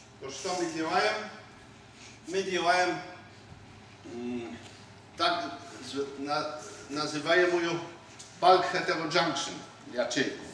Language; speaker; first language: Russian; non-native, fluent; Polish